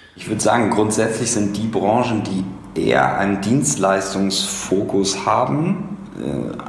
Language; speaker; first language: German; native; German